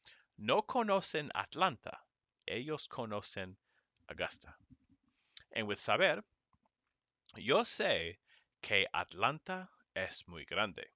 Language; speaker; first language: Spanish; non-native, fluent; English